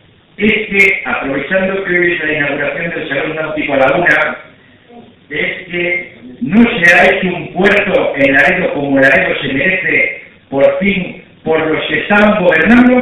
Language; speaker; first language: Spanish; native; Spanish